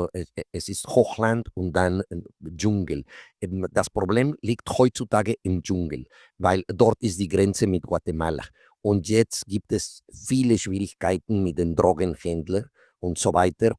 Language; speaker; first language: German; non-native, fluent; Spanish